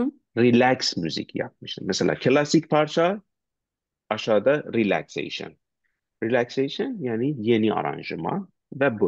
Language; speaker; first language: Turkish; non-native, learner; Persian